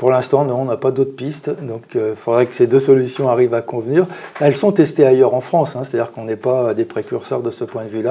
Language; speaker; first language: French; native; French